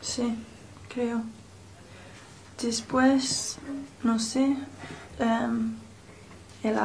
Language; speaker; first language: Spanish; non-native, learner; English